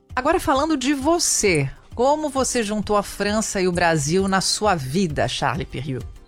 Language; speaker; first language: Portuguese; native; Portuguese